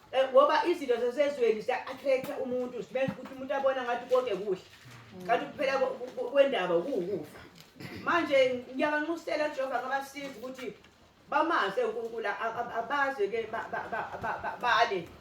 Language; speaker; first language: Zulu; native; Zulu